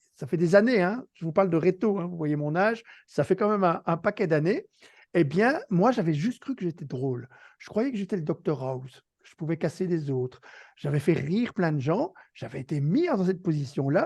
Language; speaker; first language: French; native; French